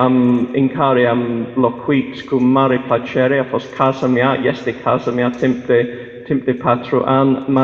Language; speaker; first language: Romanian; non-native, fluent; English